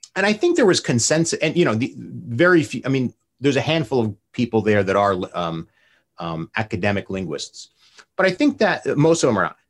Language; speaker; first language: English; native; English